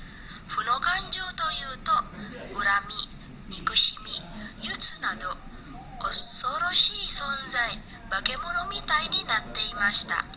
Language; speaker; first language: Japanese; non-native, fluent; Indonesian